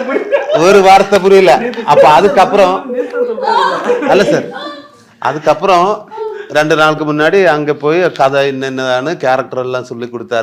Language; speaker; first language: Tamil; non-native, learner; Malayalam